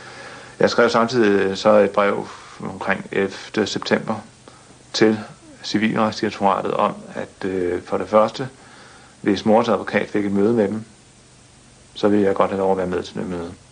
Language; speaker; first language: Danish; native; Danish